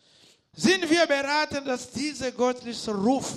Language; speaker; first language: German; non-native, learner; Lingala